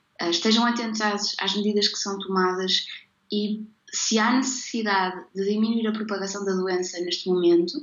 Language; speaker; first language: Portuguese; native; Portuguese